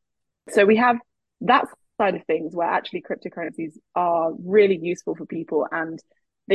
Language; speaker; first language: English; native; English